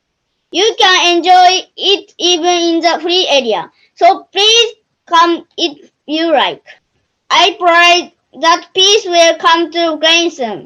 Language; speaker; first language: English; non-native, learner; Japanese